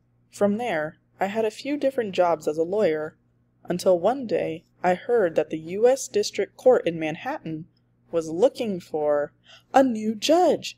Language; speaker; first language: English; native; English